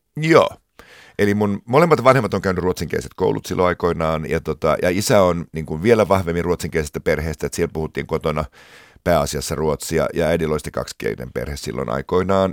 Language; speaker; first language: Finnish; native; Finnish